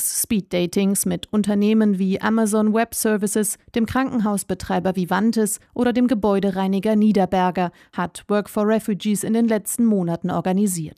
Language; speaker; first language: German; native; German